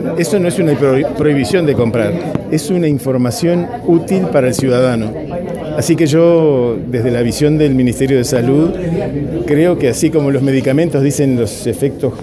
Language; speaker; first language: Spanish; native; Spanish